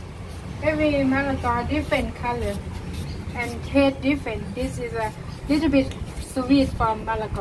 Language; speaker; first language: English; non-native, learner; Lao